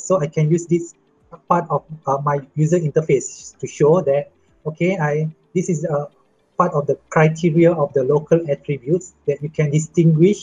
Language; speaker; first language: English; non-native, local second language; Malay